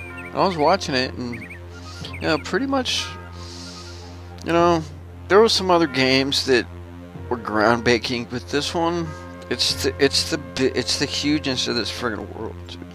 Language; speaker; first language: English; native; English